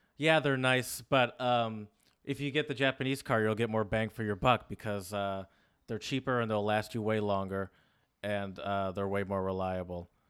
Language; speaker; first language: English; native; English